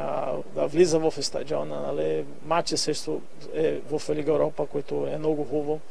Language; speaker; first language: Bulgarian; non-native, learner; Portuguese